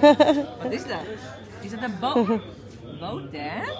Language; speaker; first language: Dutch; native; Dutch